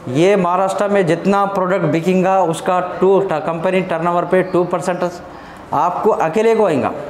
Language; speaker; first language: Hindi; non-native, local second language; Telugu